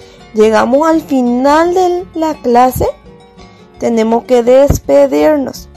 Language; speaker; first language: Spanish; native; Spanish